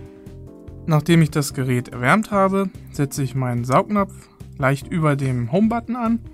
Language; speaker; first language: German; native; German